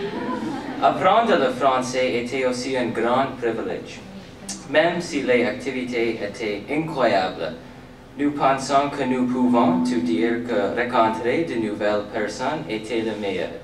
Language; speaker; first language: French; non-native, local second language; English